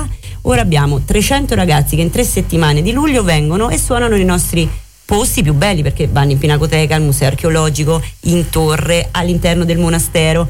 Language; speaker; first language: Italian; native; Italian